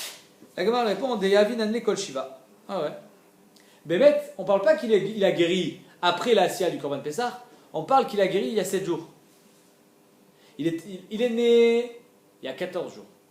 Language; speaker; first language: French; native; French